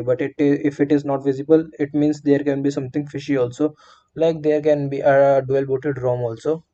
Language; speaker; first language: English; non-native, local second language; Hindi